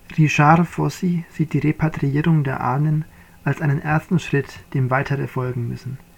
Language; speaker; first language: German; native; German